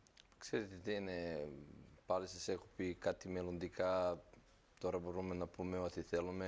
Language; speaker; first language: Greek; non-native, fluent; Serbian